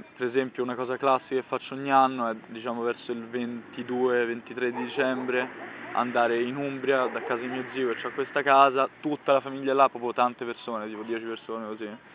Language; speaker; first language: Italian; native; Italian